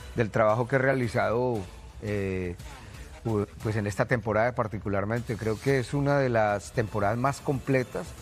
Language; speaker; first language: Spanish; native; Spanish